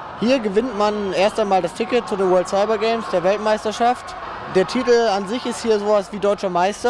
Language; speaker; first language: German; native; German